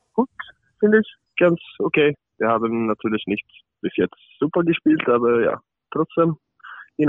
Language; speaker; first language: German; non-native, fluent; Swedish